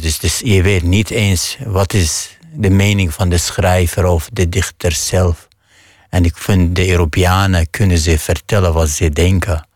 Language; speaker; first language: Dutch; non-native, fluent; Arabic